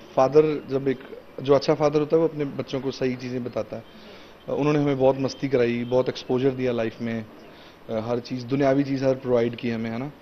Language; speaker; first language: Hindi; native; Hindi